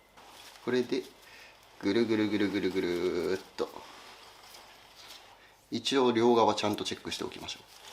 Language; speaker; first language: Japanese; native; Japanese